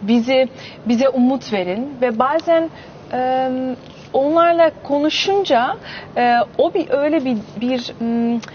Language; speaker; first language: Turkish; early bilingual, heritage; Turkish